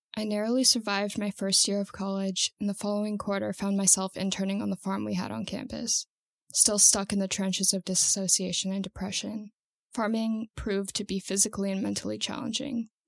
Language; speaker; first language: English; native; English